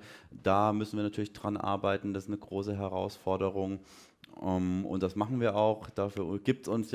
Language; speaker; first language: German; native; German